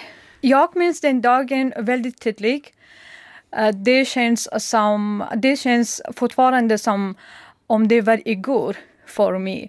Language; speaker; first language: Swedish; non-native, learner; Persian